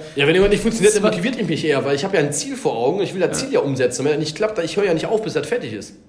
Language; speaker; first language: German; native; German